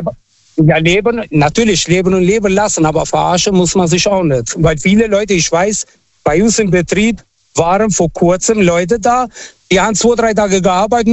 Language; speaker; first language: German; non-native, fluent; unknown